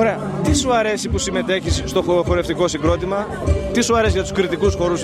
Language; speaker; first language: Greek; native; Greek